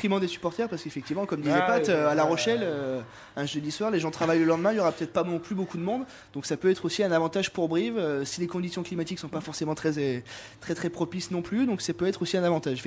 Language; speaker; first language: French; native; French